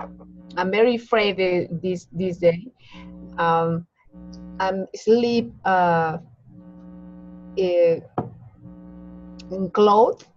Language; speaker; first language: English; non-native, learner; Spanish